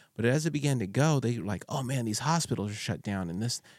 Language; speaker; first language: English; early bilingual, other home language; Filipino